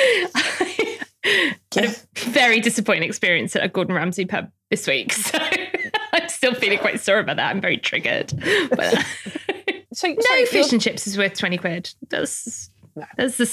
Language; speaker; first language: English; native; English